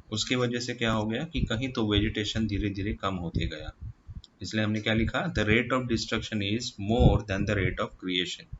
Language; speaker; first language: Hindi; non-native, local second language; Marathi